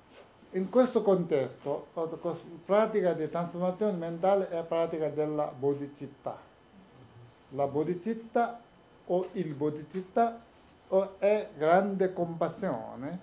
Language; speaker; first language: Italian; non-native, learner; Tibetan